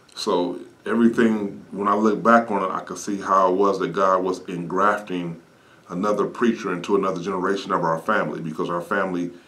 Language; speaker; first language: English; native; English